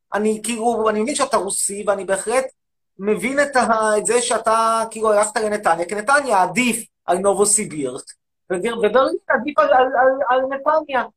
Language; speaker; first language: Hebrew; native; Hebrew